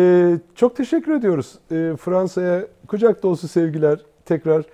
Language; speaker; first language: Turkish; native; Turkish